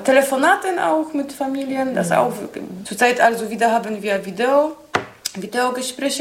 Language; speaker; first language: German; non-native, learner; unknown